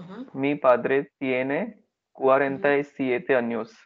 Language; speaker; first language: Spanish; non-native, learner; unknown